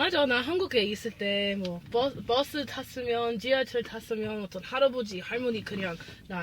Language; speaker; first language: Korean; non-native, learner; English